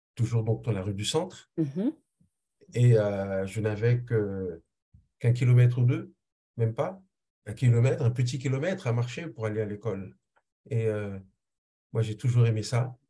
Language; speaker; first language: French; non-native, local second language; Haitian Creole